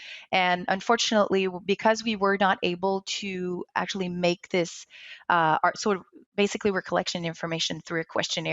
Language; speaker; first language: English; non-native, local second language; French